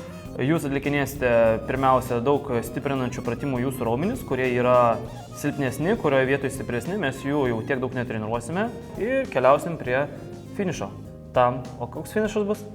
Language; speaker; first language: Lithuanian; native; Lithuanian